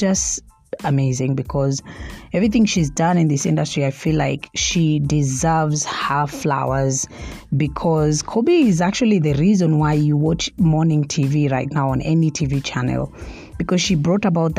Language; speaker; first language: English; non-native, local second language; Swahili